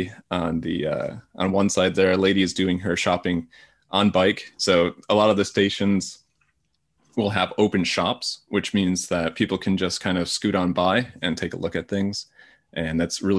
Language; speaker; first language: English; native; English